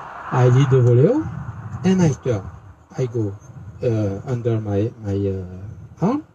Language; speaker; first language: English; non-native, learner; French